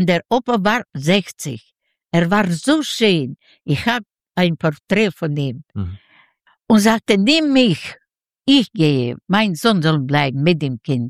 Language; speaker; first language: German; non-native, learner; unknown